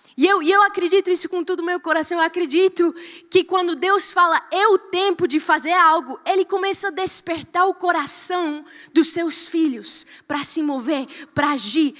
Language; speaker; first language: Portuguese; non-native, fluent; Spanish